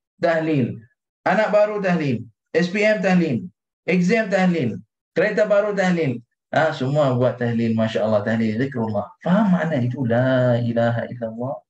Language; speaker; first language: Malay; non-native, fluent; Arabic